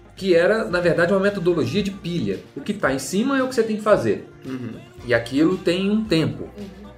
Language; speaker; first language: Portuguese; native; Portuguese